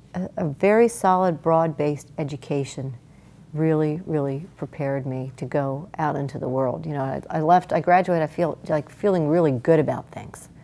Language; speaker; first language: English; native; English